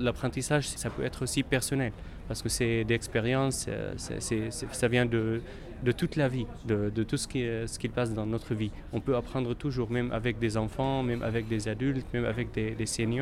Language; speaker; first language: French; non-native, fluent; Arabic